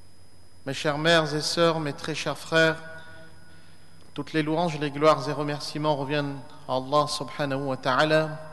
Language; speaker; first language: French; native; French